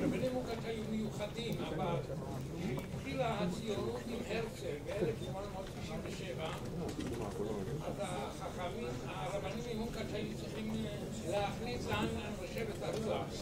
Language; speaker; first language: Hebrew; non-native, fluent; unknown